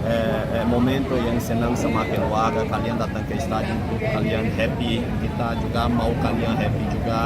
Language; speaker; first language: Indonesian; non-native, fluent; Portuguese